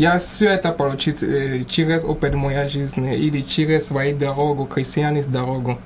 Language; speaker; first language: Ukrainian; non-native, learner; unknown